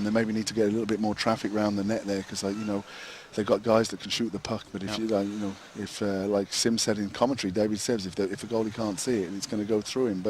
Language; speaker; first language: English; native; English